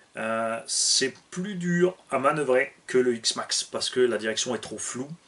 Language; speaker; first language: French; native; French